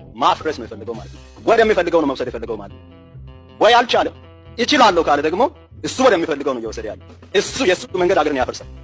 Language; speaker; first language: Amharic; non-native, local second language; Sidamo